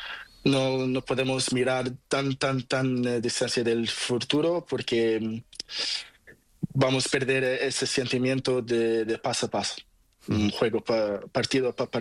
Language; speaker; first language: Spanish; non-native, learner; Portuguese